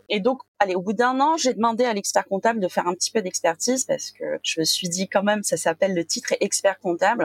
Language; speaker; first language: French; non-native, local second language; Arabic